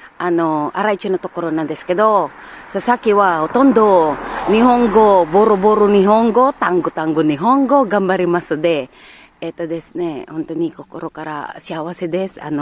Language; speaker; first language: Japanese; non-native, learner; Filipino